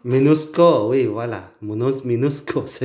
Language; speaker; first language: French; non-native, learner; Indonesian